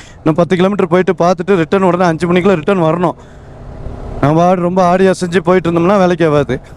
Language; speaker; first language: Tamil; native; Tamil